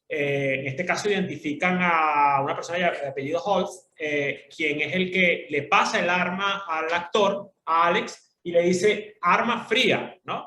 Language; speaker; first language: Spanish; native; Spanish